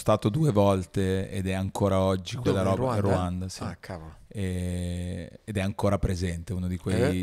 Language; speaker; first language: Italian; native; Italian